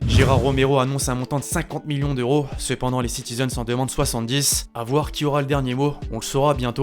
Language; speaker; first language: French; native; French